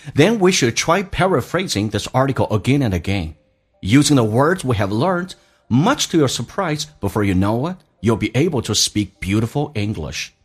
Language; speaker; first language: English; non-native, fluent; Chinese